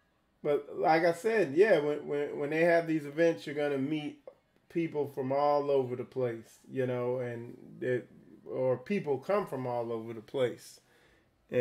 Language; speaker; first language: English; native; English